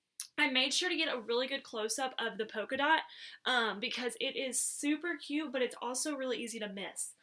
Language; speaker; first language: English; native; English